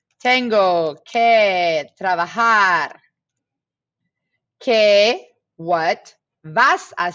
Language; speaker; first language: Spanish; non-native, fluent; English